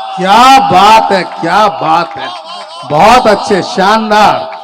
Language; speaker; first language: Hindi; native; Hindi